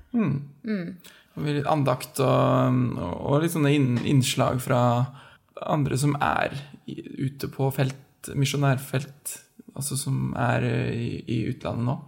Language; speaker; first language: Norwegian; native; Norwegian